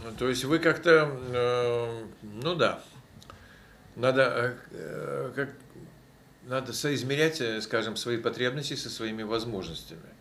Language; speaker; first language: Russian; native; Russian